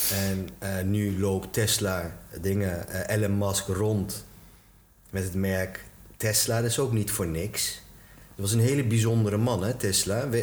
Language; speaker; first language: Dutch; early bilingual, other home language; Turkish